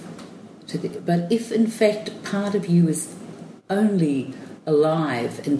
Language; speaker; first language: English; native; English